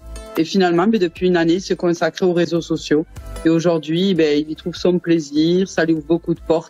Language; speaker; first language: French; native; French